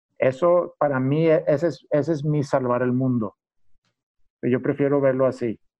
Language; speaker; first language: Spanish; non-native, fluent; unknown